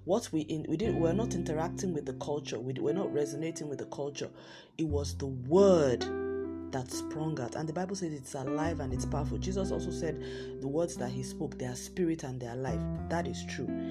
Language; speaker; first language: English; non-native, local second language; Yoruba